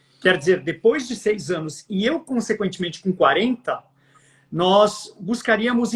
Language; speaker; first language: Portuguese; native; Portuguese